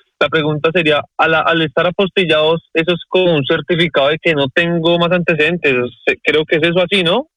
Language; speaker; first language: Spanish; native; Spanish